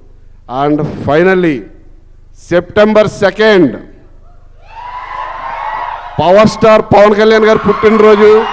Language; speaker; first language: Telugu; native; Telugu